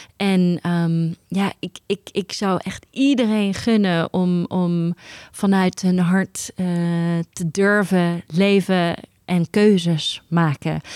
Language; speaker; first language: Dutch; early bilingual, heritage; Dutch